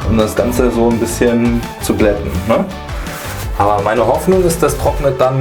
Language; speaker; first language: German; native; German